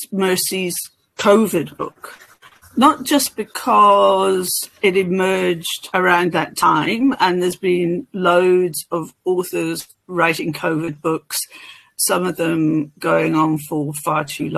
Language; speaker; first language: English; native; English